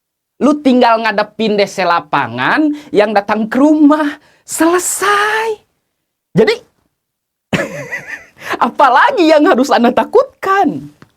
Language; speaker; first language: Indonesian; native; Indonesian